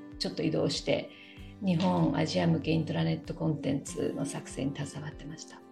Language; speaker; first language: Japanese; native; Japanese